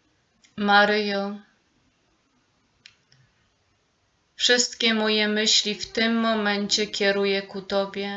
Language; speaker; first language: Polish; native; Polish